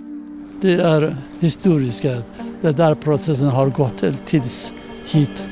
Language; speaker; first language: Swedish; non-native, learner; Persian